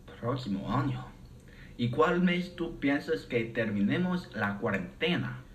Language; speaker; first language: Spanish; non-native, learner; English